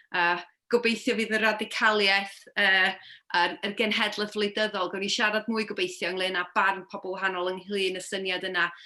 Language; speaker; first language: Welsh; native; Welsh